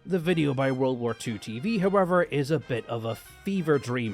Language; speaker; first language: English; native; English